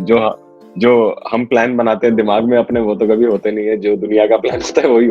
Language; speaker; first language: Hindi; native; Hindi